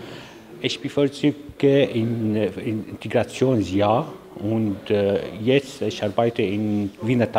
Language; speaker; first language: German; non-native, learner; Arabic